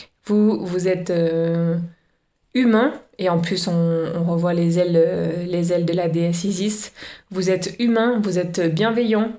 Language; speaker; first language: French; native; French